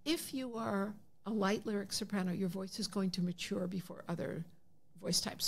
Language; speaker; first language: English; native; English